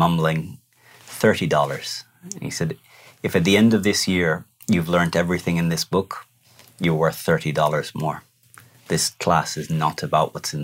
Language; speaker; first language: English; native; English